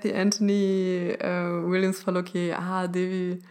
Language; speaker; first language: Portuguese; non-native, fluent; German